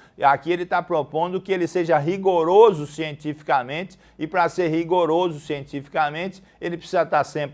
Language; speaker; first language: Portuguese; native; Portuguese